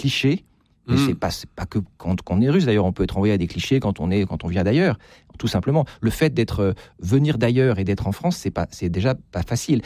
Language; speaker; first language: French; native; French